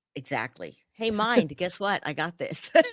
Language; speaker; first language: English; native; English